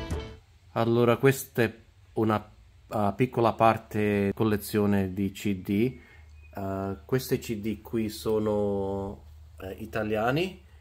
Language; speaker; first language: Italian; early bilingual, heritage; Italian